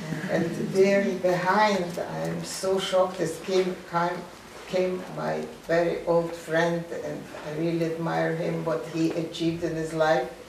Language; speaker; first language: English; non-native, fluent; Lithuanian